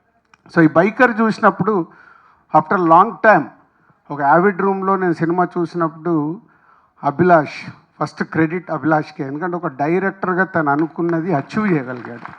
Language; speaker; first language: Telugu; native; Telugu